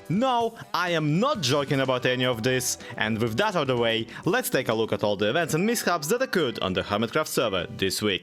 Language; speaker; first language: English; native; English